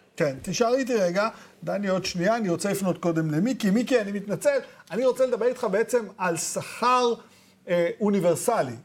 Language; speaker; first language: Hebrew; native; Hebrew